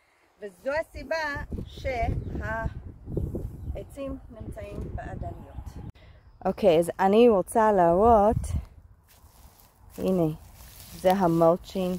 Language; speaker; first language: Hebrew; non-native, fluent; English